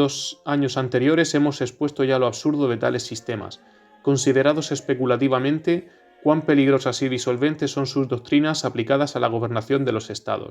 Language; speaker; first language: Spanish; native; Spanish